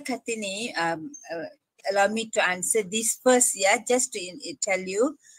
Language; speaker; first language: English; non-native, local second language; Malay